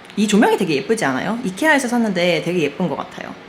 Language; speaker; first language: Korean; native; Korean